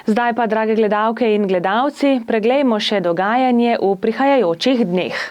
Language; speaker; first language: Slovenian; native; Slovenian